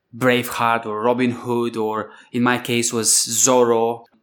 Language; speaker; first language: English; non-native, fluent; Bulgarian